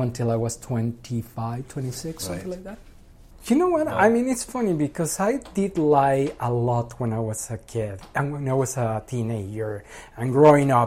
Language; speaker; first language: English; non-native, fluent; Spanish